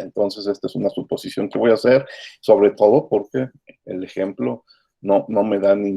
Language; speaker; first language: Spanish; native; Spanish